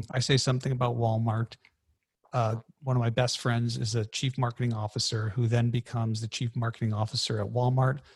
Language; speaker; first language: English; native; English